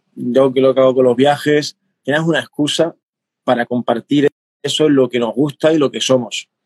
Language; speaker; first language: Spanish; native; Spanish